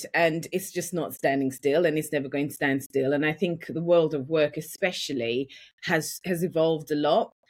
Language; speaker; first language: English; native; English